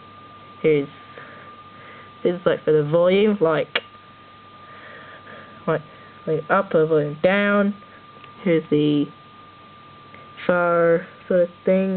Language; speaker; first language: English; native; English